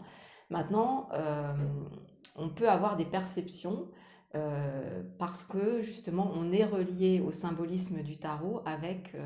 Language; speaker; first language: French; native; French